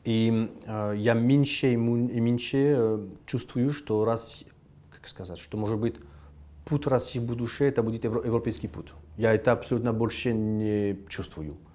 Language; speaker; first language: Russian; non-native, fluent; French